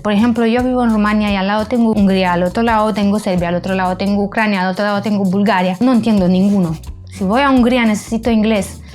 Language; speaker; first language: Spanish; non-native, fluent; Romanian